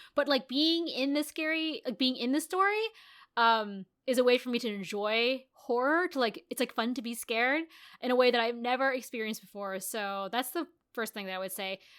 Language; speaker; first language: English; native; English